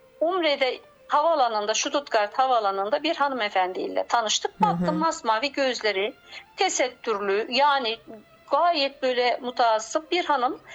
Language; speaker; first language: Turkish; native; Turkish